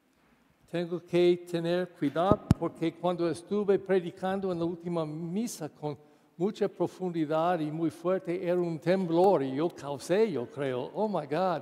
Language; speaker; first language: Spanish; non-native, fluent; English